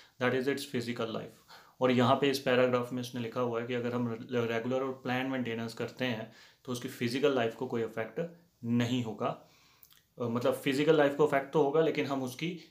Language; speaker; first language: Hindi; native; Hindi